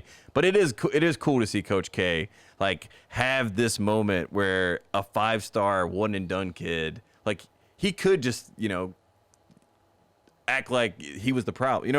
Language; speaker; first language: English; native; English